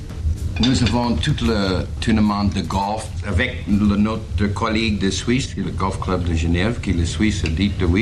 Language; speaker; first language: French; non-native, learner; English